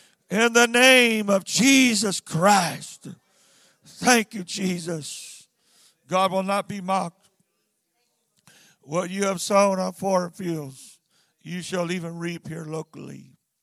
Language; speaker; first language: English; native; English